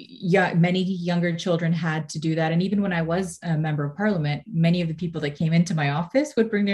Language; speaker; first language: English; native; English